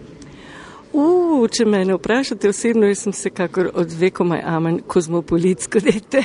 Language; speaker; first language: Slovenian; early bilingual, other home language; Macedonian